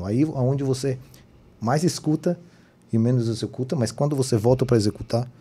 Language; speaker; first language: Portuguese; non-native, fluent; Hebrew